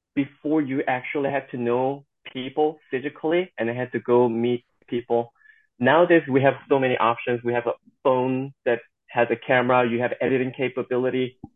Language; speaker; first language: English; non-native, fluent; Korean